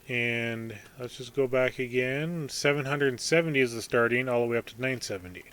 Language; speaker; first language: English; native; English